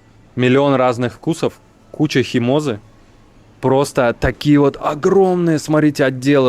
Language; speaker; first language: Russian; native; Russian